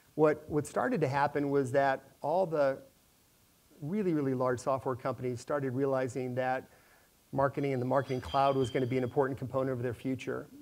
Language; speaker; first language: English; native; English